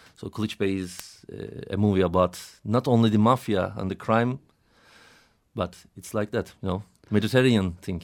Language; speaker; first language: English; non-native, fluent; Turkish